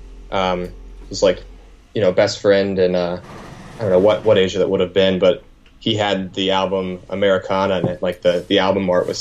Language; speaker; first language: English; native; English